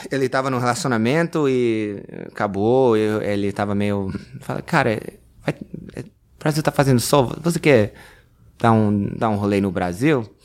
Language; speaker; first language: Portuguese; non-native, fluent; English